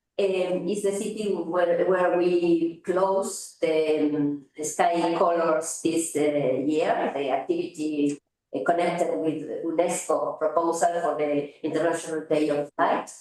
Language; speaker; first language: English; non-native, fluent; Spanish